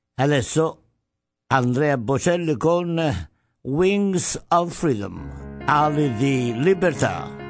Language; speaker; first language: Italian; native; Italian